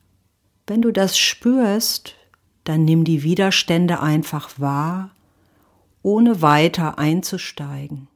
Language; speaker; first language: German; native; German